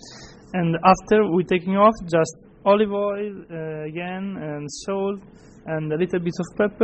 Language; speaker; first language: English; non-native, fluent; Italian